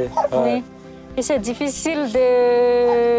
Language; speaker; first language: French; non-native, local second language; Malagasy